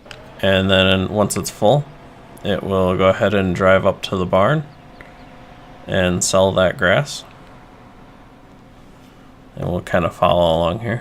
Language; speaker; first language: English; native; English